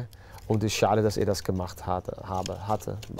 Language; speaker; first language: German; non-native, learner; Dutch